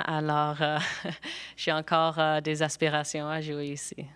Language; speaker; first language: French; non-native, local second language; English